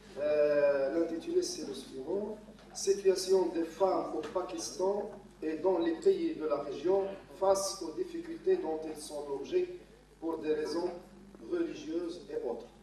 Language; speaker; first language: French; non-native, local second language; Arabic